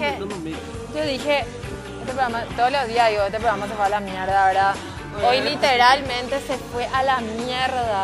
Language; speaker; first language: Spanish; native; Spanish